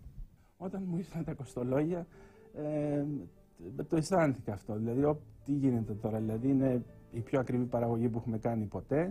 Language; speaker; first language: Greek; native; Greek